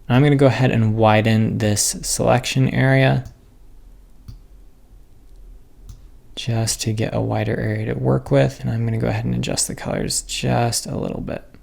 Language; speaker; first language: English; native; English